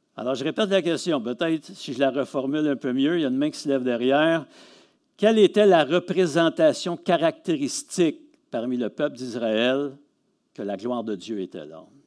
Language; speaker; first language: French; native; French